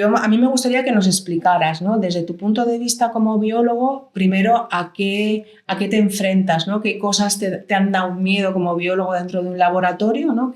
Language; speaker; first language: Spanish; native; Spanish